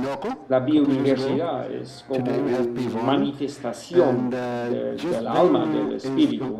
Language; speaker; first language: Spanish; non-native, fluent; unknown